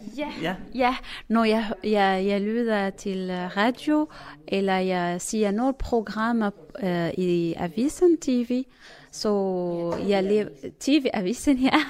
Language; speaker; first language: Danish; non-native, learner; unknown